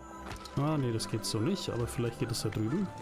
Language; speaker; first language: German; native; German